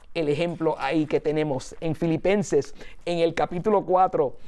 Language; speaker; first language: Spanish; early bilingual, heritage; Spanish